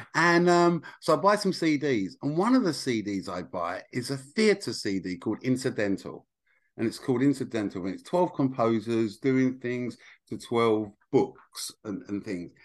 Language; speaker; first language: English; native; English